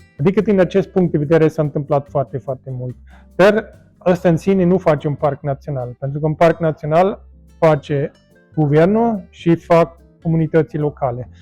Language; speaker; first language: Romanian; non-native, fluent; German